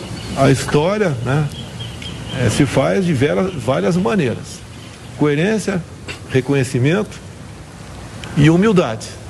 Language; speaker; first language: Portuguese; native; Portuguese